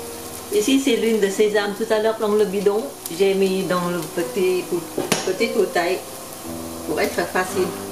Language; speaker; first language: French; non-native, learner; Vietnamese